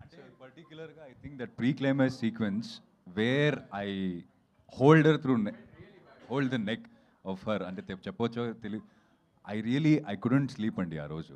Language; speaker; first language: Telugu; non-native, fluent; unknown